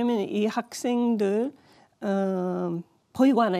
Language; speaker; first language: Korean; non-native, learner; English